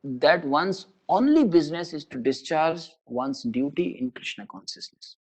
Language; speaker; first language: English; non-native, local second language; Hindi